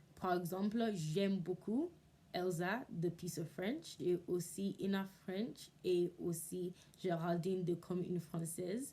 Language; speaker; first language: French; non-native, learner; English